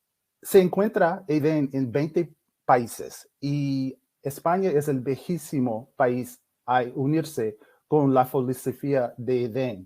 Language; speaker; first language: Spanish; non-native, fluent; English